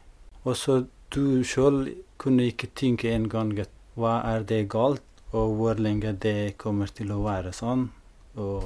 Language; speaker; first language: Norwegian; non-native, fluent; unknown